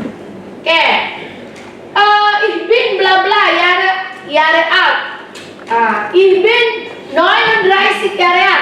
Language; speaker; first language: German; non-native, learner; Indonesian